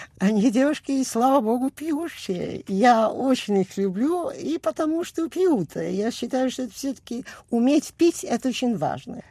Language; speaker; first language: Russian; non-native, fluent; Italian